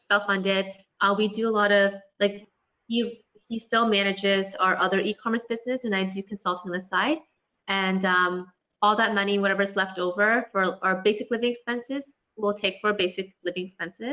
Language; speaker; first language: English; native; English